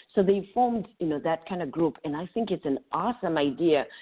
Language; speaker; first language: English; non-native, local second language; North Ndebele